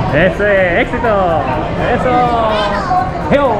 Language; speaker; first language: Spanish; non-native, learner; Japanese